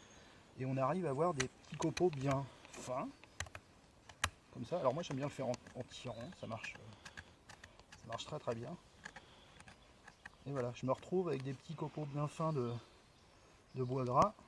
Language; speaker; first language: French; native; French